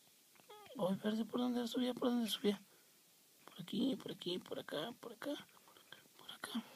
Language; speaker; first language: Spanish; native; Spanish